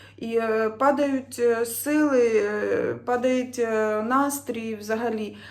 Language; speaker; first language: Ukrainian; native; Ukrainian